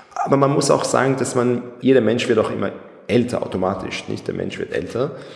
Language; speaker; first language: German; early bilingual, other home language; Persian